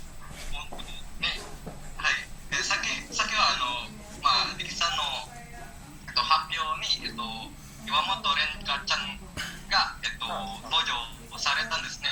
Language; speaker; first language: Japanese; non-native, learner; Indonesian